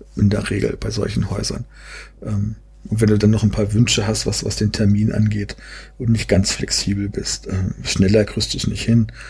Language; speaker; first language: German; native; German